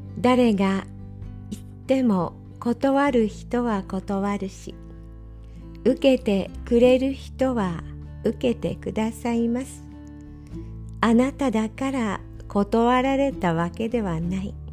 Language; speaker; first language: Japanese; native; Japanese